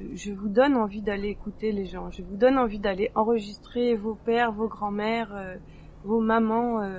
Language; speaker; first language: French; native; French